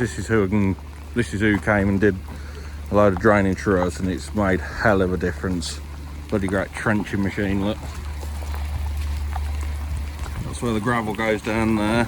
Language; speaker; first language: English; native; English